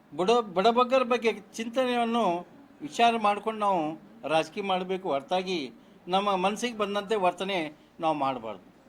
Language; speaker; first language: Kannada; non-native, local second language; Urdu